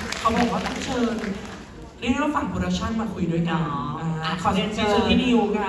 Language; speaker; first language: Thai; native; Thai